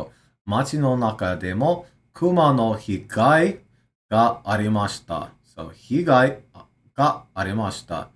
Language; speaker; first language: Japanese; non-native, learner; English